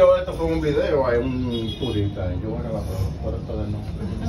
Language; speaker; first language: Spanish; native; Spanish